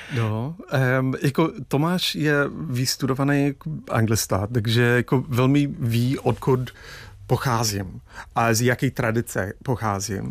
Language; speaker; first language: Czech; non-native, fluent; English